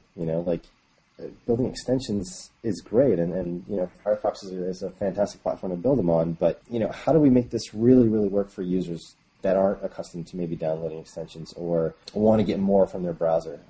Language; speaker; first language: English; native; English